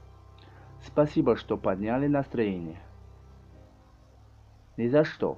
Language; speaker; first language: Russian; non-native, learner; Tajik